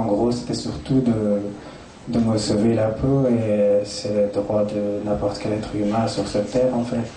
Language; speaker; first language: French; non-native, fluent; Persian